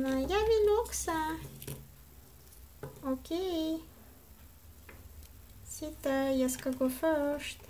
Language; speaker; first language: Swedish; non-native, learner; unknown